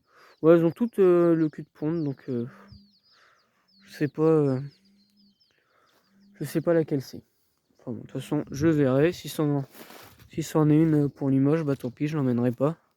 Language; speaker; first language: French; native; French